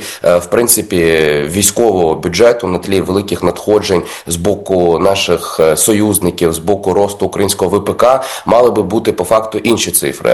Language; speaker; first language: Ukrainian; native; Ukrainian